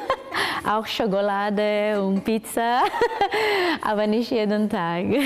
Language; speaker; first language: German; non-native, fluent; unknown